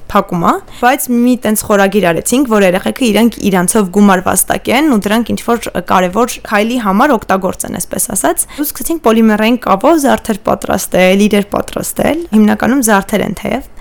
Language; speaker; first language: Armenian; native; Armenian